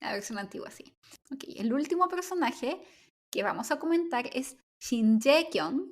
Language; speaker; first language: Spanish; native; Spanish